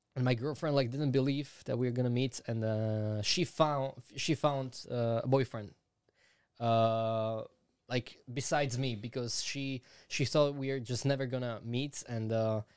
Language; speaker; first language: English; non-native, fluent; Slovak